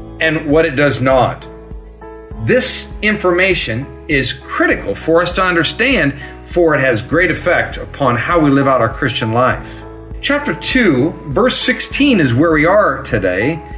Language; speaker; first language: English; native; English